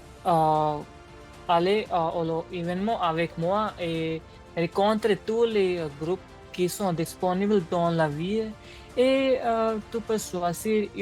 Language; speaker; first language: French; non-native, learner; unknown